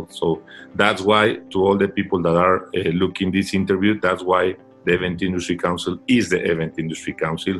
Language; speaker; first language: English; non-native, fluent; Spanish